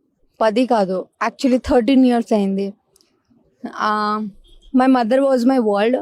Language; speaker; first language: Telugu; non-native, local second language; Hindi